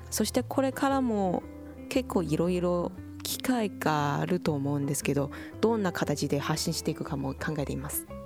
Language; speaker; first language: Japanese; non-native, fluent; Chinese